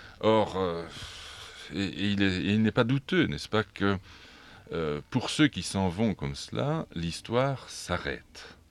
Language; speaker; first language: French; native; French